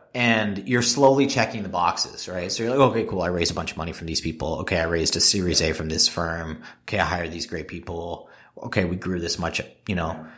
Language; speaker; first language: English; native; English